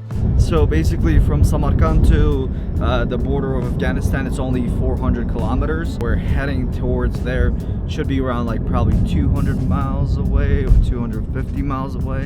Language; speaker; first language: English; early bilingual, heritage; English